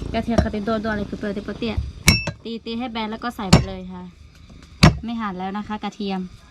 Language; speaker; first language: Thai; non-native, local second language; Lahu